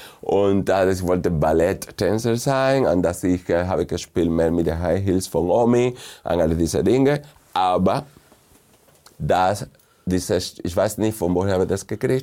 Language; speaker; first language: German; non-native, fluent; Spanish